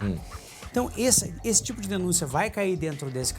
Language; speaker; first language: Portuguese; native; Portuguese